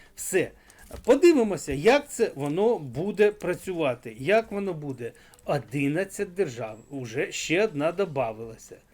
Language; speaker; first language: Ukrainian; non-native, local second language; Russian